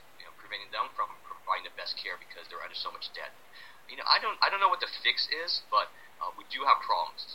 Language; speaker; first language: English; native; English